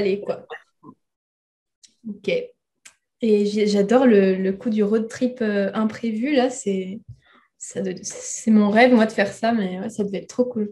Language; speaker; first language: French; native; French